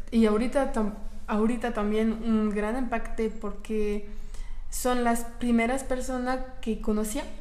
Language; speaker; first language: Spanish; non-native, learner; French